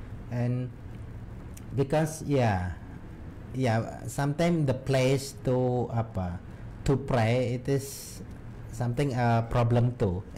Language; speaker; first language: English; non-native, learner; Indonesian